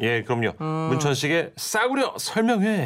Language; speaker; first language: Korean; native; Korean